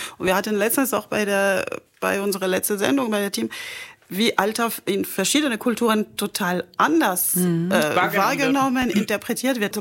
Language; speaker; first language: German; non-native, fluent; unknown